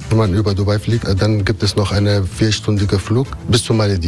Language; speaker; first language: German; non-native, fluent; Arabic